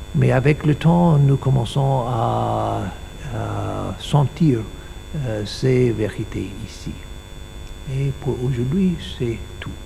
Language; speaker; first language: French; non-native, learner; English